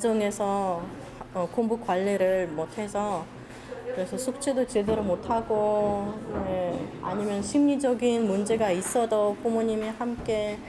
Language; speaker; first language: Korean; non-native, fluent; Russian